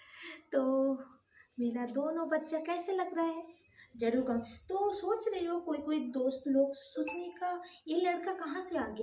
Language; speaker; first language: Hindi; non-native, local second language; Bangla